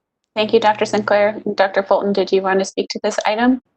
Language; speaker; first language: English; native; English